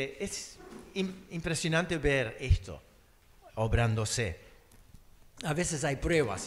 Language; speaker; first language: Spanish; early bilingual, other home language; English